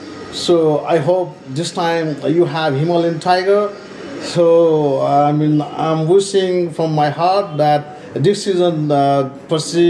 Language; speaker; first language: English; non-native, learner; Nepali